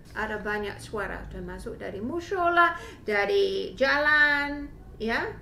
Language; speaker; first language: Indonesian; non-native, fluent; English